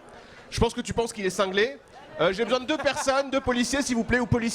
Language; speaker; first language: French; native; French